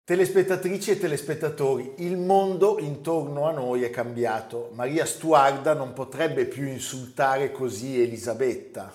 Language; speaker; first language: Italian; native; Italian